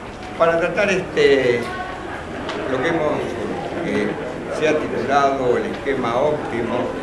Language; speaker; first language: Spanish; native; Spanish